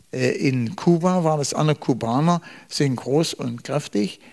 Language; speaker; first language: German; native; German